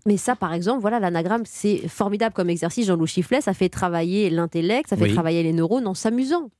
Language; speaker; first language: French; native; French